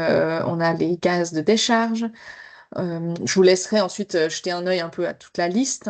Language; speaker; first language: French; native; French